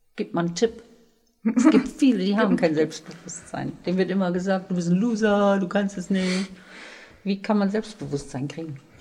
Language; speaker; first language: German; native; German